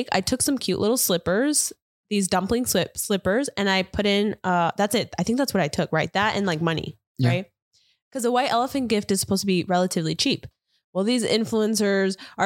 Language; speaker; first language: English; early bilingual, other home language; Spanish